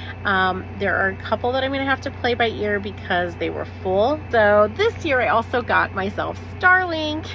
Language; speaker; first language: English; native; English